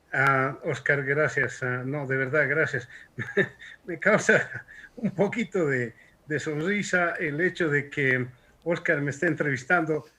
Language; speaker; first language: Spanish; native; Spanish